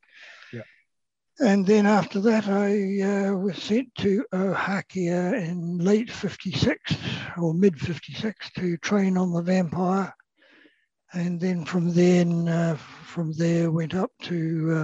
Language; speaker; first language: English; native; English